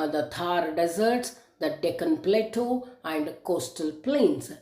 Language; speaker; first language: English; non-native, local second language; Kannada